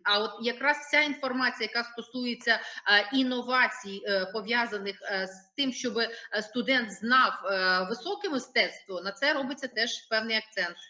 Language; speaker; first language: Ukrainian; native; Ukrainian